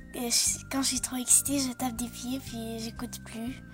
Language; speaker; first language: French; early bilingual, other home language; Arabic